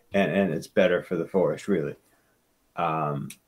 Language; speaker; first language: English; native; English